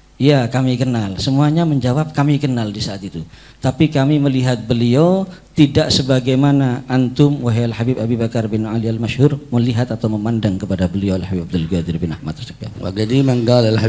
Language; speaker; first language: Indonesian; native; Indonesian